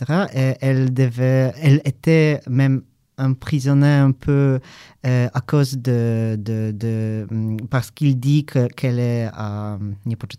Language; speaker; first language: French; non-native, learner; Polish